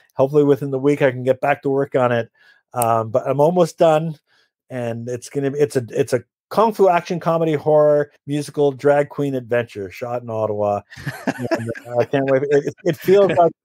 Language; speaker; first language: English; native; English